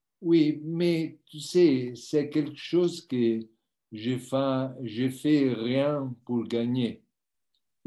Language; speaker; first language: French; non-native, learner; Italian